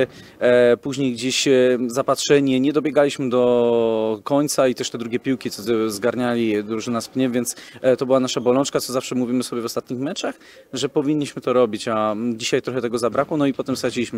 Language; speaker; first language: Polish; native; Polish